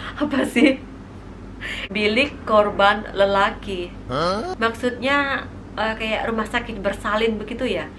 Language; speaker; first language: Indonesian; native; Indonesian